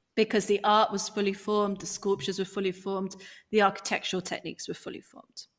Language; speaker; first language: English; native; English